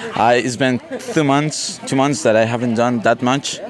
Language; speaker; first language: English; non-native, fluent; Spanish